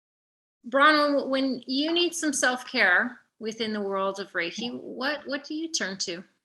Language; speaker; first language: English; native; English